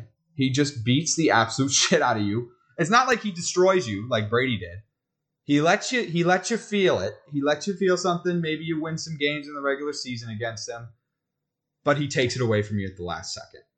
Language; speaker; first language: English; native; English